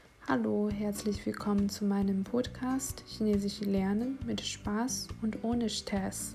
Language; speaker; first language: German; non-native, fluent; Chinese